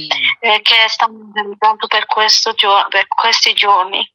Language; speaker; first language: Italian; non-native, learner; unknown